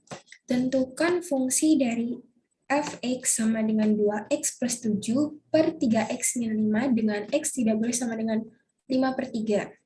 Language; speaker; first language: Indonesian; native; Indonesian